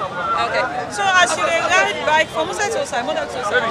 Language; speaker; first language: English; non-native, local second language; Krio